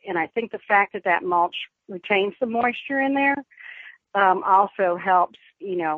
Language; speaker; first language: English; native; English